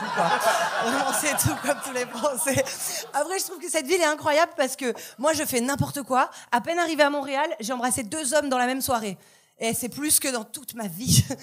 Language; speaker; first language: French; native; French